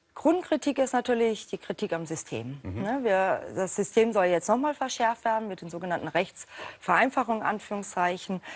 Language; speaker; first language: German; native; German